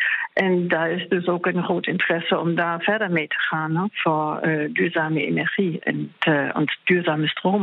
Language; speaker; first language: Dutch; non-native, fluent; German